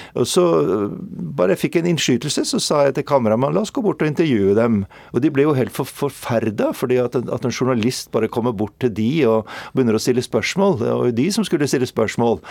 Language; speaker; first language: Norwegian; native; Norwegian